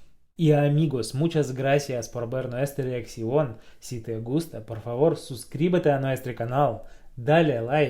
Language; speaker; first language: Spanish; non-native, fluent; Russian